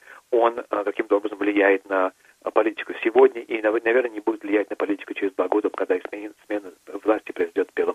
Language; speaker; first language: Russian; native; Russian